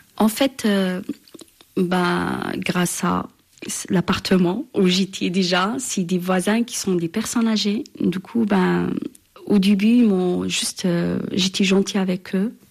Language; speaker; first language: French; non-native, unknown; Arabic